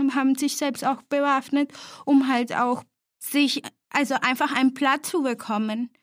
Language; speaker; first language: German; non-native, fluent; Spanish